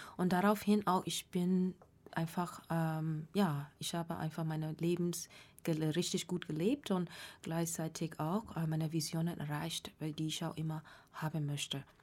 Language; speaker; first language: German; non-native, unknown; Burmese